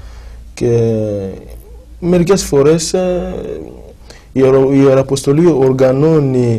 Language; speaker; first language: Greek; non-native, fluent; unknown